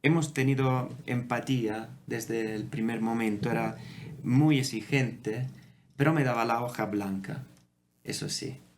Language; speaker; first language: Spanish; non-native, fluent; Italian